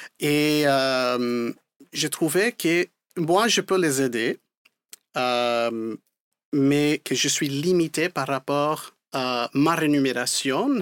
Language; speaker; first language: French; non-native, fluent; Spanish